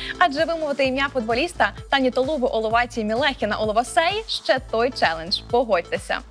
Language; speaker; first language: Ukrainian; native; Ukrainian